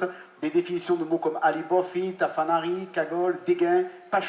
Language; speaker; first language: French; native; French